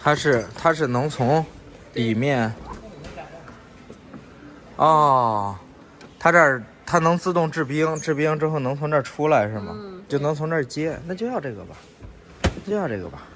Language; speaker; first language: Chinese; native; Chinese